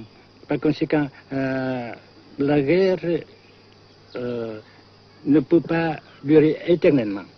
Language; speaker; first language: French; non-native, local second language; Vietnamese